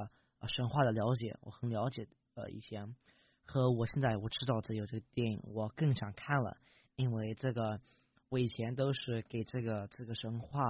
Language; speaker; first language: Chinese; early bilingual, heritage; English